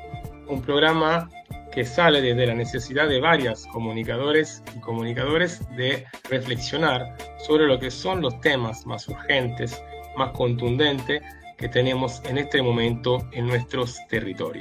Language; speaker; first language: Spanish; native; Spanish